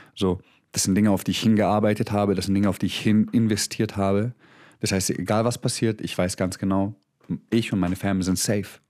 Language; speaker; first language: German; early bilingual, other home language; Croatian